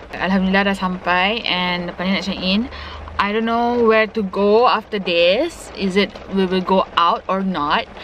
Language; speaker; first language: English; non-native, local second language; Malay